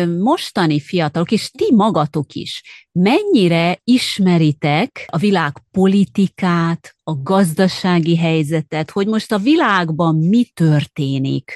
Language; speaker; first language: Hungarian; native; Hungarian